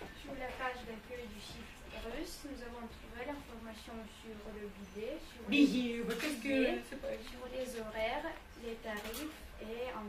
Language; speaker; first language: French; non-native, learner; Russian